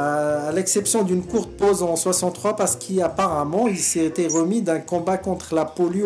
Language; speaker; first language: French; native; French